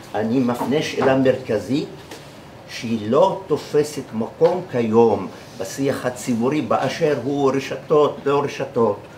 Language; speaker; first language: Hebrew; native; Hebrew